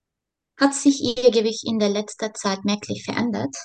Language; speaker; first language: German; non-native, learner; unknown